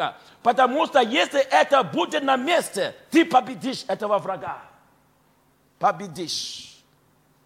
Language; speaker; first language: Russian; non-native, fluent; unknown